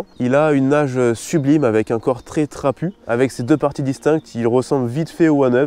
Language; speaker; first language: French; native; French